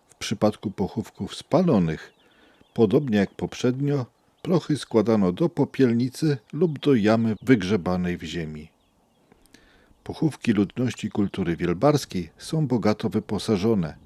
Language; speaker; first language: Polish; native; Polish